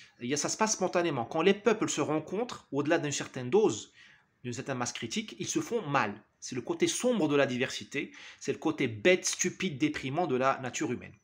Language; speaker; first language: French; non-native, local second language; Arabic